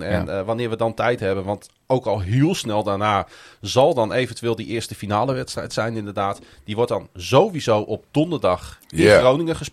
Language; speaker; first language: Dutch; native; Dutch